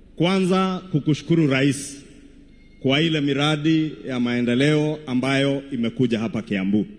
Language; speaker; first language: Swahili; non-native, local second language; Kikuyu